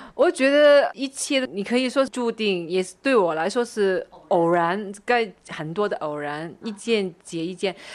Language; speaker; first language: Chinese; non-native, fluent; Cantonese